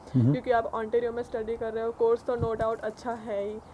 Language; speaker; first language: Hindi; non-native, local second language; Gujarati